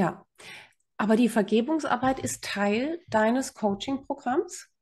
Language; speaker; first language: German; native; German